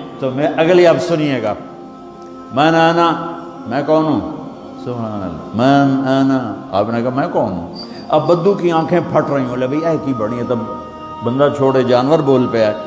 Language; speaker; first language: Urdu; non-native, local second language; Punjabi